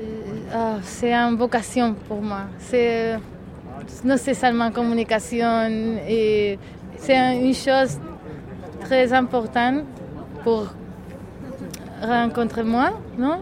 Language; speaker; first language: French; non-native, learner; Catalan